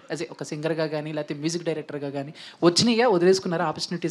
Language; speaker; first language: Telugu; native; Telugu